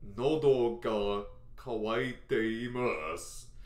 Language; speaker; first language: Japanese; non-native, learner; English